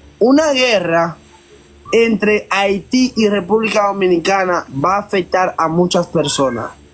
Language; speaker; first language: Spanish; non-native, fluent; Haitian Creole